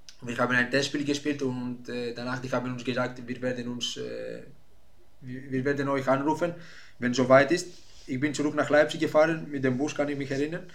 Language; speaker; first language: German; non-native, fluent; Greek